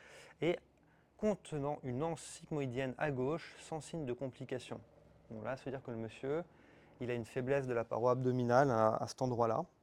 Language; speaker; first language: French; native; French